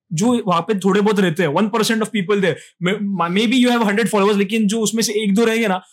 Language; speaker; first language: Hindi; non-native, local second language; Marathi